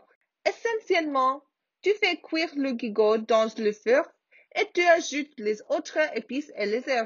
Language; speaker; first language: French; non-native, learner; English